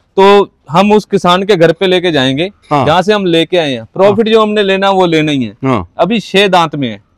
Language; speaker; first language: Hindi; native; Hindi